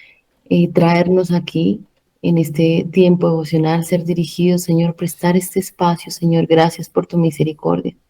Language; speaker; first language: Spanish; native; Spanish